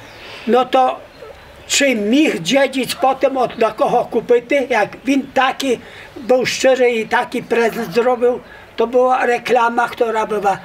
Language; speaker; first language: Polish; non-native, local second language; Rusyn